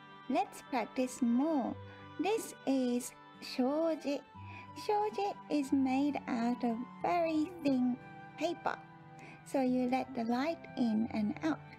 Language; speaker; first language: English; non-native, fluent; Japanese